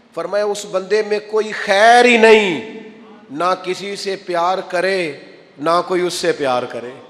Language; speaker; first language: Urdu; non-native, local second language; Punjabi